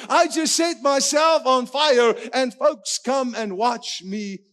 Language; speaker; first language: English; non-native, local second language; Afrikaans